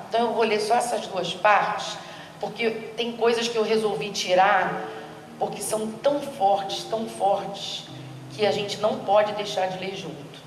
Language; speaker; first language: Portuguese; native; Portuguese